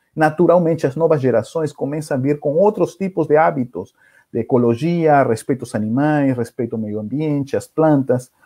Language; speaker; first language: Portuguese; non-native, fluent; Spanish